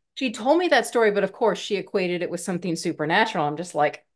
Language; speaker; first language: English; native; English